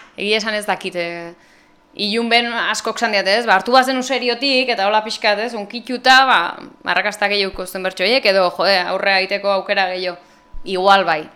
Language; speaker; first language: Basque; native; Basque